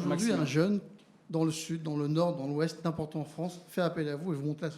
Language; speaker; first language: French; native; French